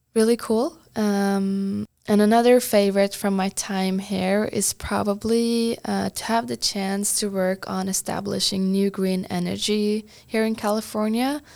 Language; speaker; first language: English; non-native, fluent; Norwegian